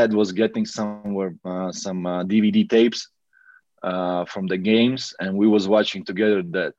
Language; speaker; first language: English; non-native, fluent; Latvian